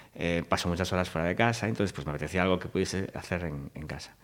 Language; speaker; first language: Spanish; native; Spanish